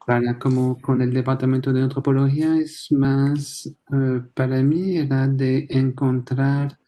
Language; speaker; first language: Spanish; non-native, fluent; French